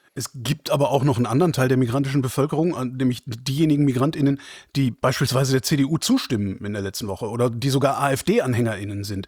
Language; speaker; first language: German; native; German